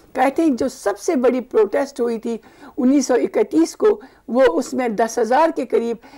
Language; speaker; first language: Urdu; non-native, local second language; Kashmiri